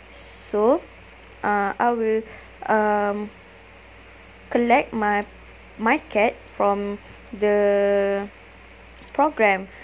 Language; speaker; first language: English; non-native, learner; Malay